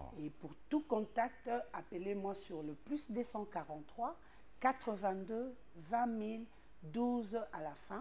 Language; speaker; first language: French; non-native, local second language; Lingala